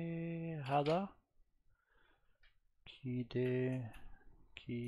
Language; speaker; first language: Korean; non-native, learner; German